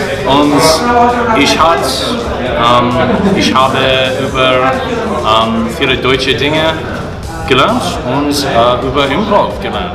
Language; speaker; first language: German; non-native, learner; English